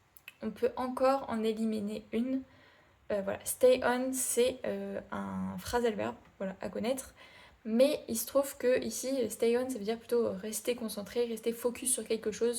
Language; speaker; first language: French; native; French